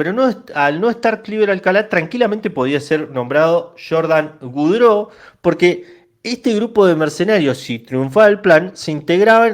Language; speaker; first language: Spanish; native; Spanish